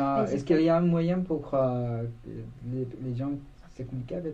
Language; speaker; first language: French; non-native, learner; Spanish